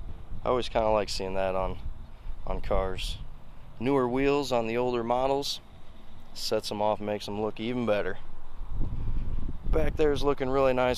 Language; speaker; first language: English; native; English